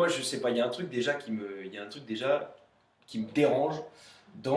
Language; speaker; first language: French; native; French